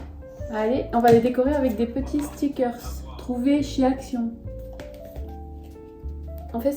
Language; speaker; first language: French; native; French